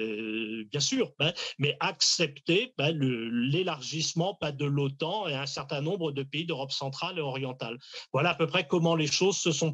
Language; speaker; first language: French; native; French